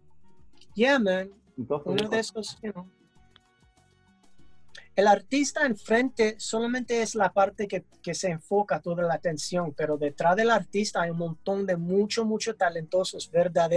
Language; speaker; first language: Spanish; early bilingual, heritage; English